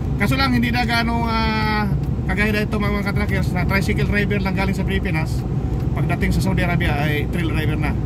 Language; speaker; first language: Filipino; non-native, local second language; Cebuano